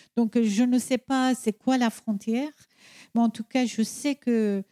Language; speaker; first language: French; non-native, fluent; Persian